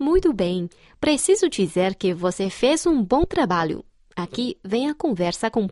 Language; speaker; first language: Portuguese; non-native, fluent; Chinese